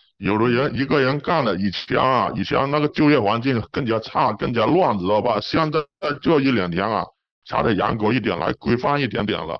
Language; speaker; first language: Chinese; non-native, local second language; Cantonese